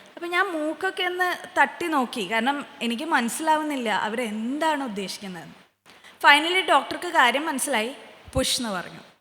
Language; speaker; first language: Malayalam; early bilingual, heritage; Malayalam